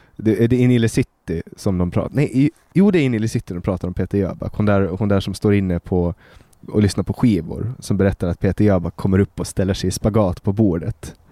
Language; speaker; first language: Swedish; native; Swedish